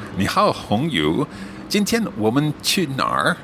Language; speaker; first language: Chinese; non-native, learner; English